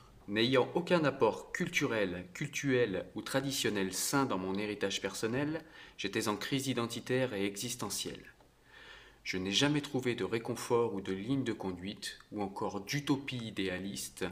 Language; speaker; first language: French; native; French